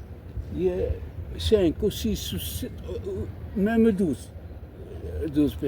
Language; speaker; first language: French; non-native, learner; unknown